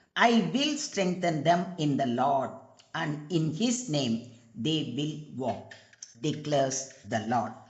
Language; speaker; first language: English; non-native, local second language; Tamil